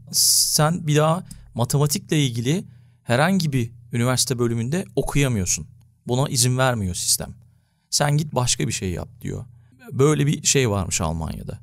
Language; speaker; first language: Turkish; early bilingual, heritage; Turkish